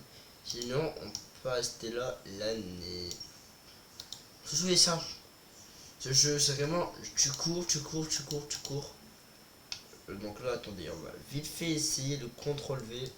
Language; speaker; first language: French; native; French